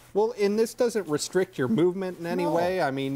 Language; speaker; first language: English; native; English